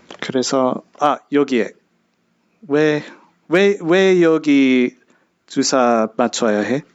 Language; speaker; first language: Korean; non-native, learner; English